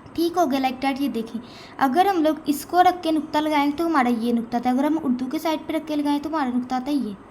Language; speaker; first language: Urdu; non-native, local second language; Punjabi